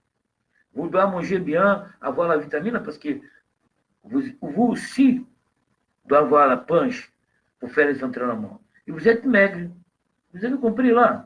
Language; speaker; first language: French; non-native, fluent; Portuguese